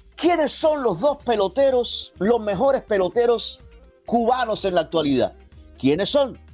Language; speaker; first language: Spanish; native; Spanish